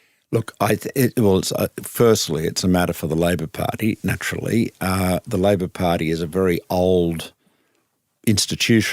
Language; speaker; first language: English; native; English